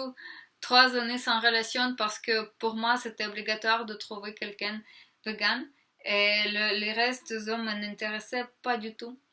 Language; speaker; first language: French; non-native, fluent; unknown